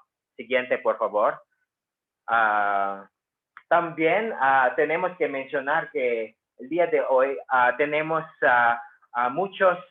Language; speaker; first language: Spanish; non-native, fluent; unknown